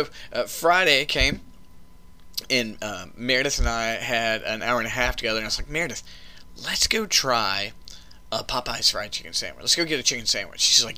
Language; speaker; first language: English; native; English